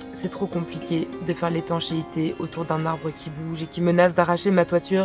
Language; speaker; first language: French; native; French